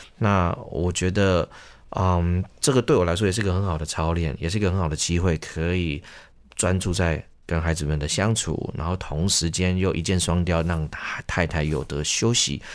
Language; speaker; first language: Chinese; native; Chinese